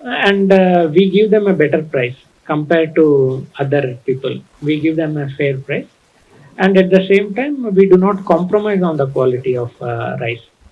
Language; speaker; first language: English; non-native, local second language; Telugu